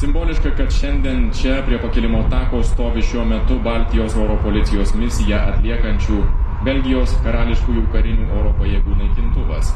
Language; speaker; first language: Lithuanian; native; Lithuanian